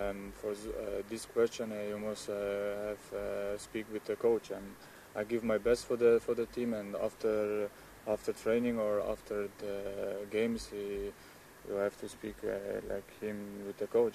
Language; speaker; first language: English; non-native, learner; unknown